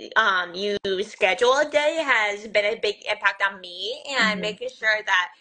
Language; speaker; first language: English; native; English